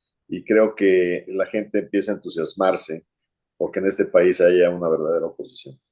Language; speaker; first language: Spanish; native; Spanish